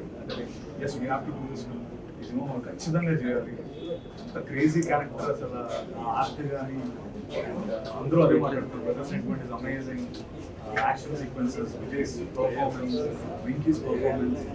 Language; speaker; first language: Telugu; native; Telugu